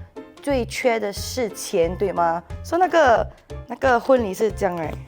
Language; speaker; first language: Chinese; non-native, local second language; English